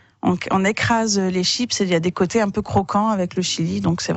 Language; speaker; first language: French; native; French